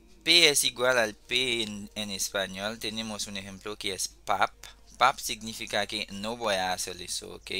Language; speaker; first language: Spanish; non-native, fluent; Haitian Creole